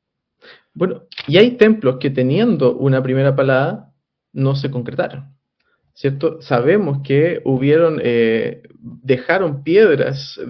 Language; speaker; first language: Spanish; native; Spanish